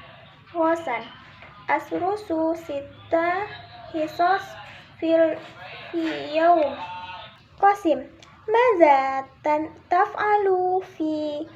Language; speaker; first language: Arabic; non-native, learner; Indonesian